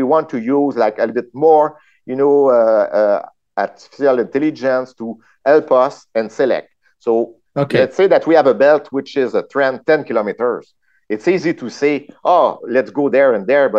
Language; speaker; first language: English; non-native, fluent; French